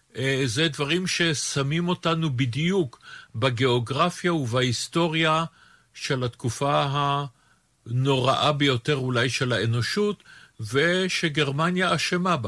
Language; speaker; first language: Hebrew; native; Hebrew